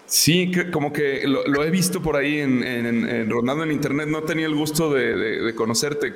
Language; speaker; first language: Spanish; native; Spanish